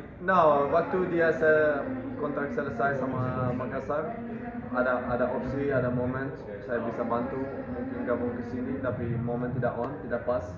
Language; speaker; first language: Indonesian; non-native, fluent; Dutch